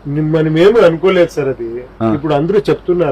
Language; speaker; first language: Telugu; non-native, learner; Kannada